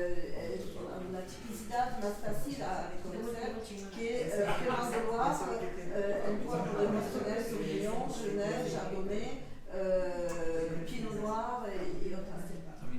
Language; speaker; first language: Spanish; non-native, learner; French